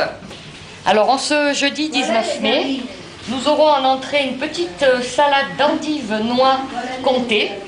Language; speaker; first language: French; native; French